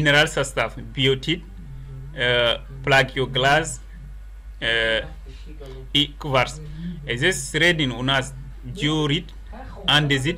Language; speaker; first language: Russian; non-native, learner; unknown